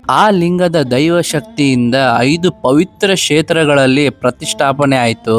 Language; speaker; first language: Kannada; native; Kannada